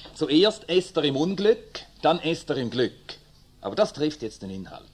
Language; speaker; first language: German; early bilingual, other home language; Swedish